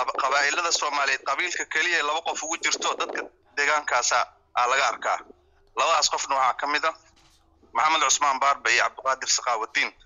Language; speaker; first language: Somali; non-native, local second language; Swahili